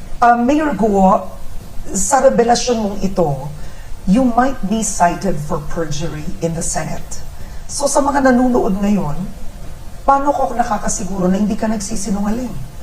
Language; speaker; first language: Filipino; native; Filipino